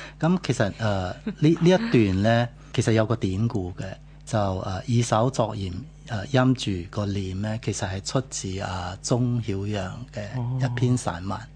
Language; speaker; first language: Cantonese; non-native, fluent; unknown